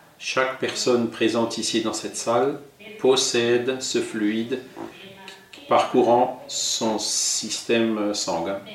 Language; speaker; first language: French; non-native, fluent; Portuguese